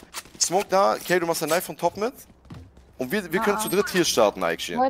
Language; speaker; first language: German; native; German